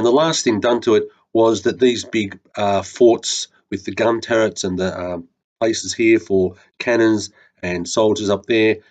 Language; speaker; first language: English; native; English